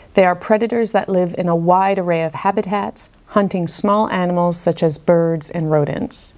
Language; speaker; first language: English; native; English